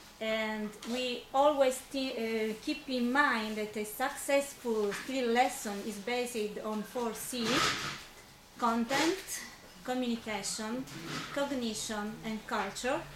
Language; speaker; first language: English; non-native, fluent; Italian